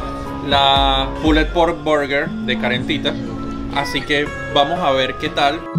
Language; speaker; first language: Spanish; native; Spanish